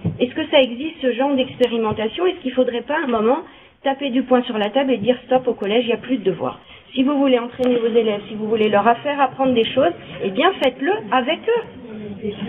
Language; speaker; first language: French; native; French